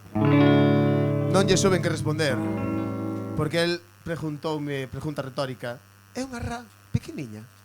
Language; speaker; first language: Galician; native; Galician